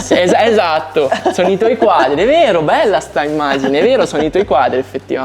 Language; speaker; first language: Italian; native; Italian